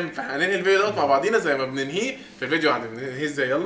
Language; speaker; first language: Arabic; native; Arabic